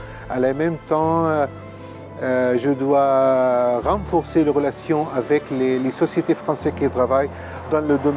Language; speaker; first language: French; non-native, fluent; Arabic